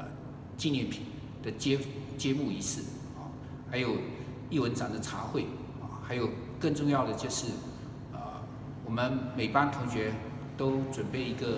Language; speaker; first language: Chinese; native; Chinese